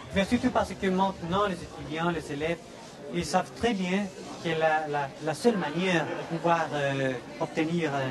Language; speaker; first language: French; non-native, fluent; Spanish